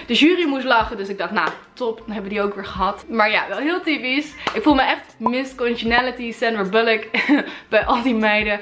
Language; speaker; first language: Dutch; native; Dutch